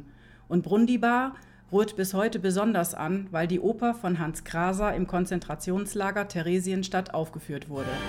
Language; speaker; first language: German; native; German